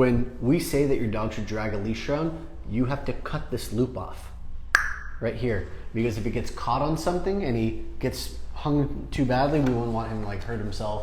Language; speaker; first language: English; native; English